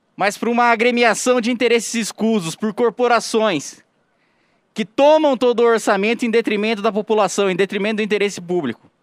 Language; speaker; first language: Portuguese; native; Portuguese